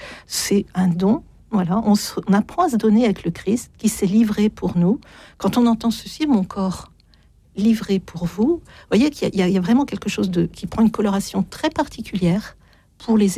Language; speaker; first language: French; native; French